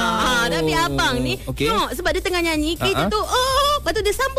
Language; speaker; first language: Malay; native; Malay